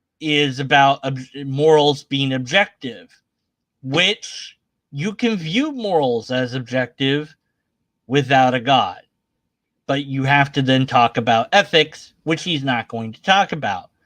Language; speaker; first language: English; native; English